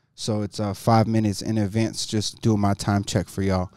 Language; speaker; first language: English; native; English